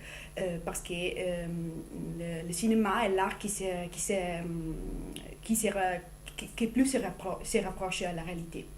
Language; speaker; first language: French; non-native, fluent; Italian